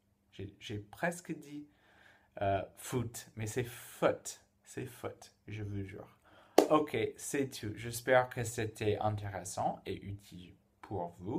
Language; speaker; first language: French; non-native, fluent; English